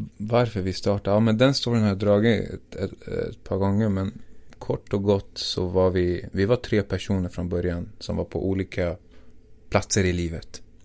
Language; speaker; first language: Swedish; early bilingual, other home language; Assyrian Neo-Aramaic